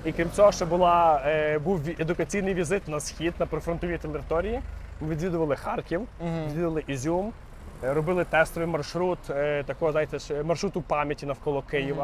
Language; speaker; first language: Ukrainian; native; Ukrainian